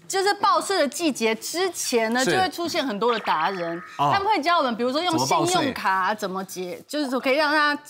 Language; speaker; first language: Chinese; native; Chinese